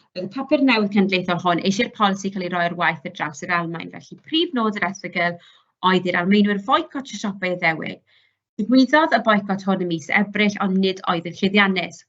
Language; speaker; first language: Welsh; native; Welsh